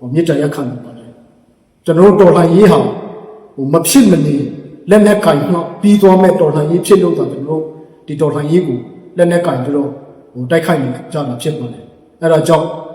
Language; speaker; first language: Burmese; non-native, local second language; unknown